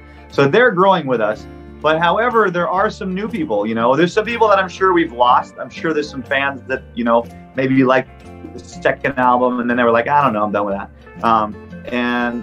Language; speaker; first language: English; non-native, local second language; French